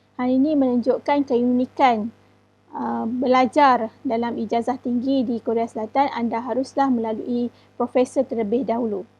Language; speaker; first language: Malay; native; Malay